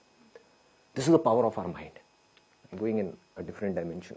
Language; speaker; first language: English; non-native, local second language; Hindi